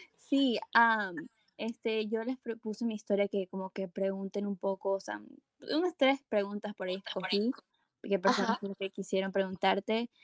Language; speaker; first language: Spanish; early bilingual, heritage; English